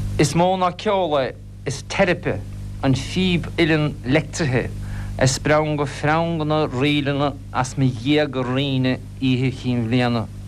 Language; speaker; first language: Irish; non-native, local second language; English